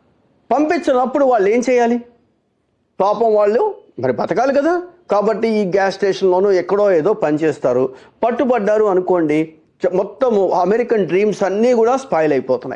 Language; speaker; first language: Telugu; native; Telugu